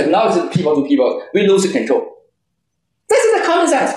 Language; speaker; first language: English; non-native, learner; Chinese